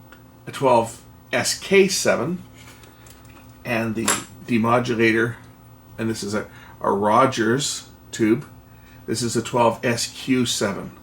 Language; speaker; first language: English; native; English